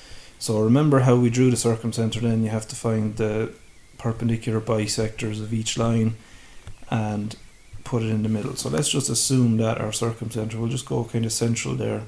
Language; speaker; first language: English; native; English